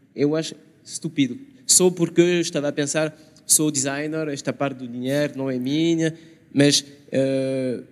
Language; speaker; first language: Portuguese; non-native, learner; French